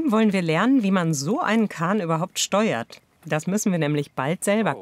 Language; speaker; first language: German; native; German